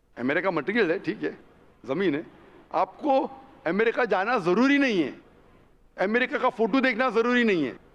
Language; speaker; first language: Hindi; non-native, local second language; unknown